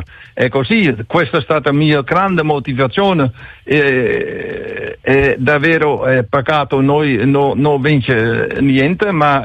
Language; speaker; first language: Italian; non-native, learner; Dutch